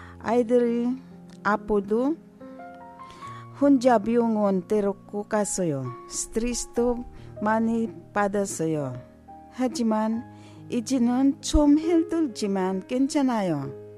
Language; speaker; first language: Korean; non-native, learner; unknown